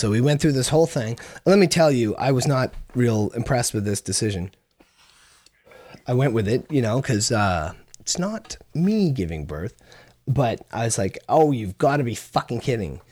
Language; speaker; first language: English; native; English